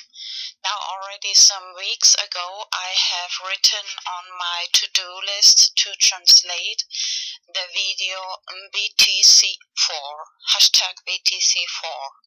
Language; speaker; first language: English; non-native, fluent; Spanish